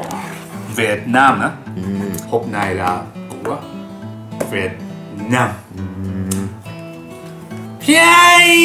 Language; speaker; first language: Vietnamese; non-native, learner; Japanese